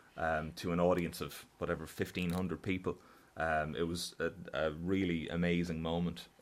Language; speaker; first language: English; native; English